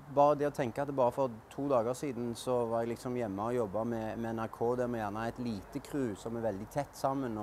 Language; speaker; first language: Norwegian; native; Norwegian